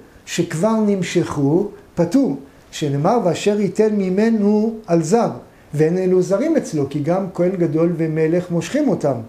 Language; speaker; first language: Hebrew; native; Hebrew